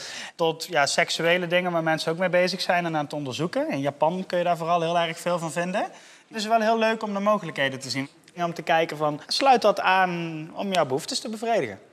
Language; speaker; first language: Dutch; native; Dutch